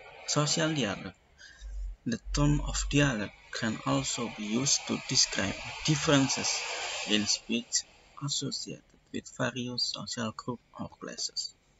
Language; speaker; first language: English; non-native, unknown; Indonesian